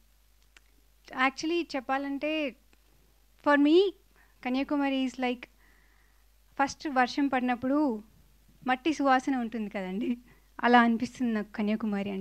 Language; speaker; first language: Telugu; non-native, fluent; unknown